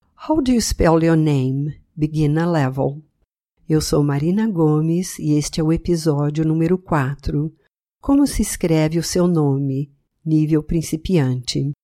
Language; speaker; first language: Portuguese; native; Portuguese